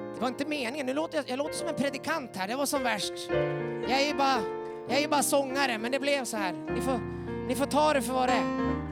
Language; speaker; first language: Swedish; native; Swedish